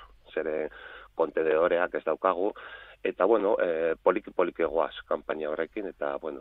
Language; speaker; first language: Basque; non-native, local second language; Spanish